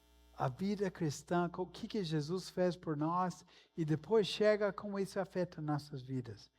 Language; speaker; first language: Portuguese; non-native, fluent; English